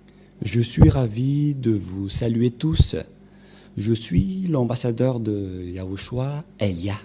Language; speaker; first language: French; non-native, local second language; Malagasy